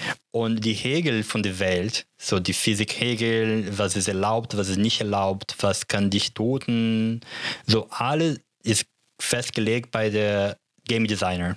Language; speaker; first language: German; non-native, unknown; Portuguese